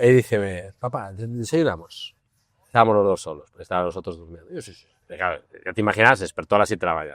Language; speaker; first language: Spanish; non-native, local second language; Galician